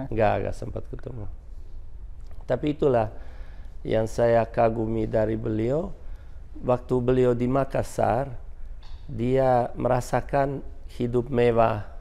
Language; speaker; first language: Indonesian; non-native, fluent; Croatian